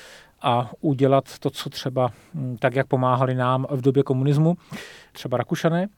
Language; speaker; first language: Czech; native; Czech